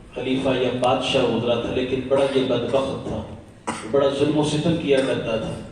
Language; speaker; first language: Urdu; non-native, local second language; Punjabi